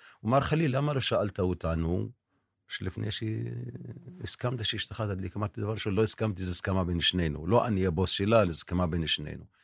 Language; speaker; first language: Hebrew; non-native, local second language; Arabic